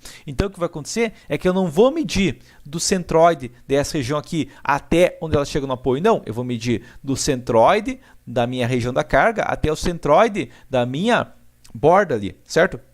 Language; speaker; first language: Portuguese; native; Portuguese